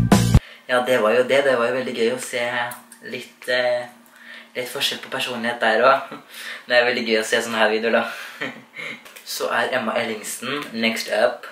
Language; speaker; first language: Norwegian; native; Norwegian